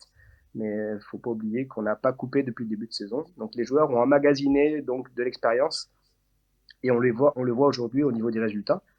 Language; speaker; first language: French; native; French